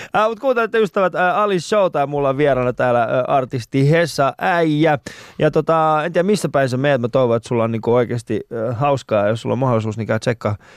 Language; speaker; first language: Finnish; early bilingual, other home language; Persian